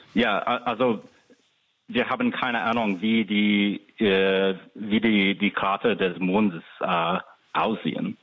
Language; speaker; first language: German; non-native, fluent; English